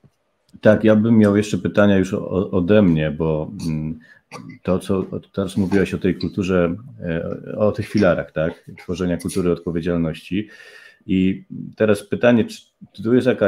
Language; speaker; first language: Polish; native; Polish